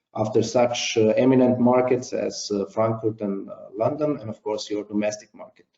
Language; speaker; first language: English; non-native, fluent; Slovenian